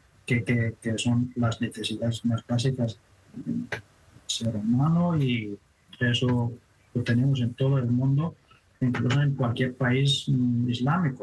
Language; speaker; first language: Spanish; non-native, fluent; Persian